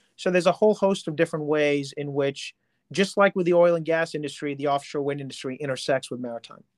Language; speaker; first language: English; non-native, local second language; Hindi